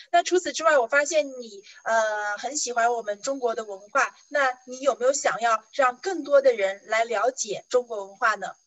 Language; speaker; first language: Chinese; native; Chinese